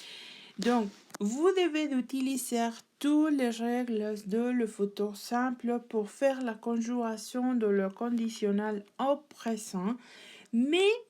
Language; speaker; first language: French; non-native, learner; Spanish